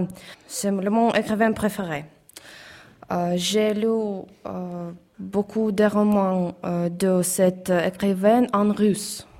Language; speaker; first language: French; non-native, learner; Russian